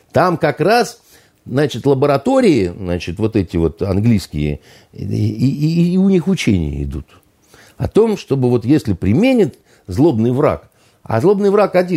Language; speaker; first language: Russian; native; Russian